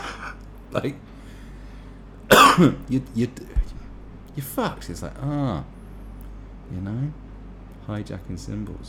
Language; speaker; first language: English; native; English